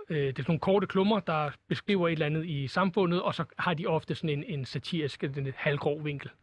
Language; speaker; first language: Danish; native; Danish